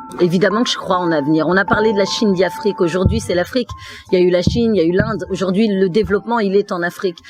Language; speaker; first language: French; early bilingual, other home language; Fula